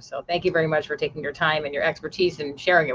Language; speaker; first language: English; native; English